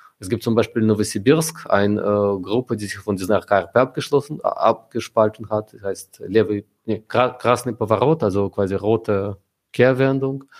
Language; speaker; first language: German; non-native, fluent; Russian